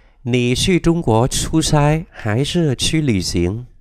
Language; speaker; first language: Chinese; non-native, fluent; Vietnamese